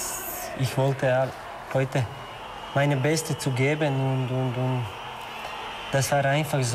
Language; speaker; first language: German; non-native, learner; Croatian